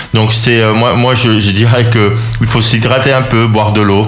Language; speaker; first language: French; early bilingual, other home language; Spanish